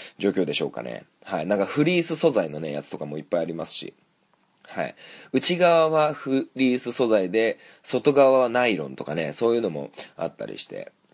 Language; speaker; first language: Japanese; native; Japanese